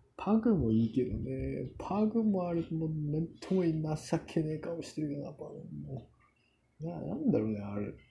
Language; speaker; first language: Japanese; non-native, fluent; Korean